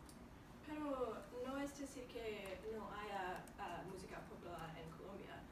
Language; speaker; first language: Spanish; non-native, learner; English